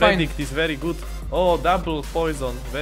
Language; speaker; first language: English; non-native, learner; Slovak